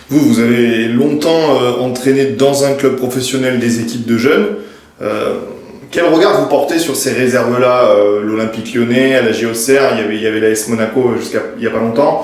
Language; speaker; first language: French; native; French